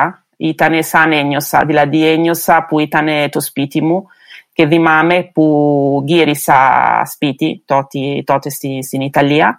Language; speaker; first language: Greek; non-native, fluent; Italian